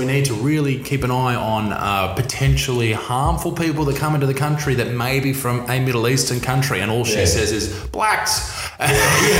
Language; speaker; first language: English; native; English